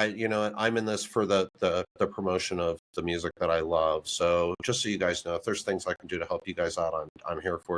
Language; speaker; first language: English; native; English